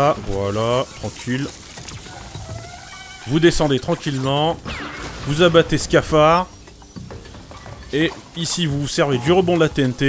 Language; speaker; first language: French; native; French